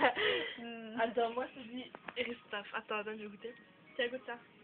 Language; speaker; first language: French; native; French